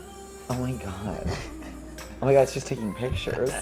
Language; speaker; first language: English; native; English